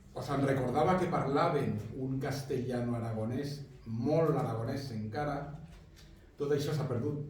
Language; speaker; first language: Catalan; non-native, local second language; Spanish